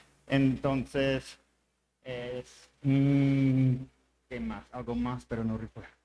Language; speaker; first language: Spanish; non-native, learner; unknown